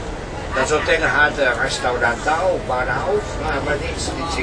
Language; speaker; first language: German; non-native, learner; Spanish